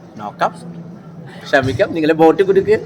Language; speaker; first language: Malayalam; non-native, local second language; Assamese